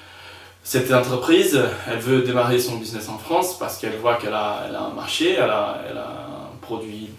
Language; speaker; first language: French; non-native, fluent; Spanish